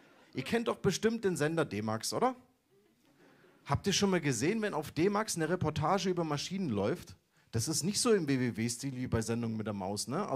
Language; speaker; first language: German; native; German